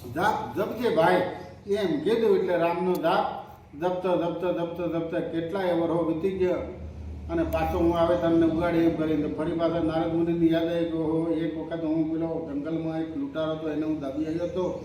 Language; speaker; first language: Gujarati; non-native, local second language; Bhili